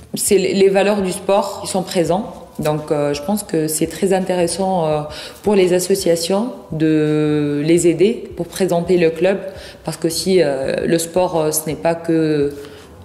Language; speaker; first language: French; non-native, local second language; Arabic